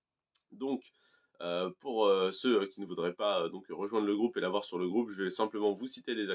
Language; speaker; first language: French; native; French